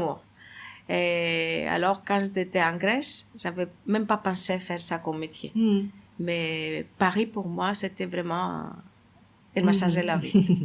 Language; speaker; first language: French; non-native, fluent; Greek